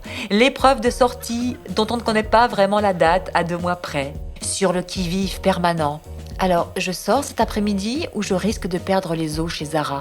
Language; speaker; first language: French; native; French